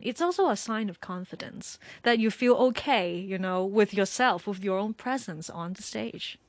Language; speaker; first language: English; non-native, local second language; Cantonese